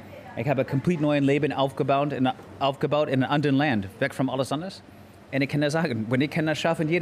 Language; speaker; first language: German; non-native, learner; English